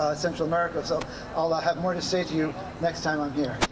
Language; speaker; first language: English; native; English